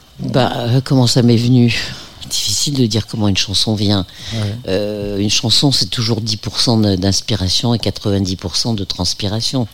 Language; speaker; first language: French; early bilingual, heritage; French